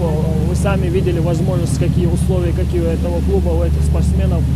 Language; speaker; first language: Russian; non-native, local second language; Ingush